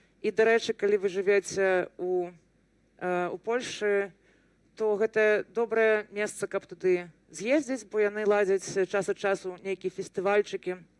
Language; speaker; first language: Belarusian; non-native, local second language; Russian